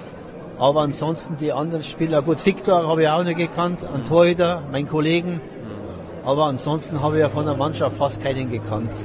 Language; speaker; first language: German; native; German